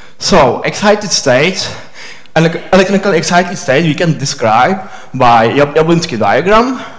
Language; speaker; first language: English; non-native, fluent; Czech